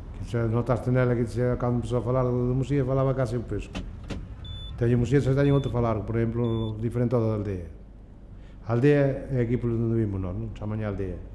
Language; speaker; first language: Galician; native; Galician